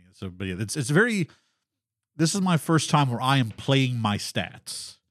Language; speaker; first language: English; native; English